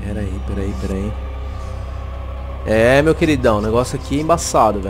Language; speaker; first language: Portuguese; native; Portuguese